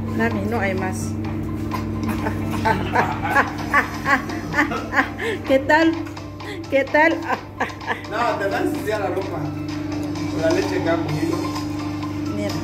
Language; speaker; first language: Spanish; non-native, learner; Filipino